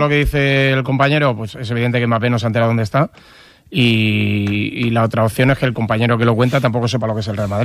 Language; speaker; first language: Spanish; native; Spanish